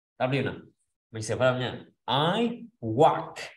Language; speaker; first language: Vietnamese; native; Vietnamese